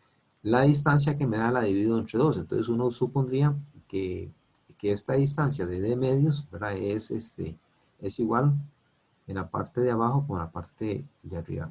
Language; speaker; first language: Spanish; native; Spanish